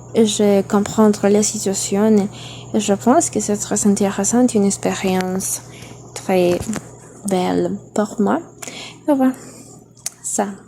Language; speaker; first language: French; non-native, learner; Spanish